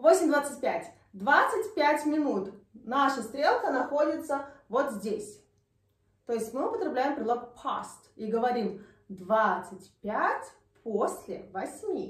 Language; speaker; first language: Russian; native; Russian